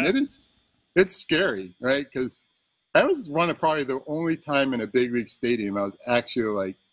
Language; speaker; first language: English; native; English